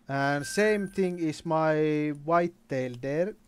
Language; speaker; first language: English; non-native, learner; Finnish